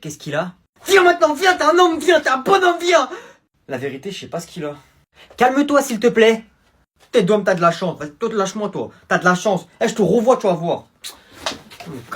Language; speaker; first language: French; native; French